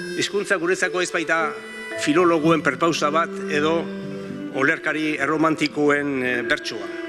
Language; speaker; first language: Basque; native; Basque